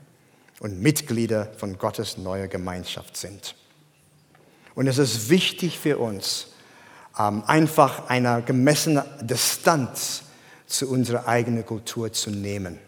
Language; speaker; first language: German; non-native, fluent; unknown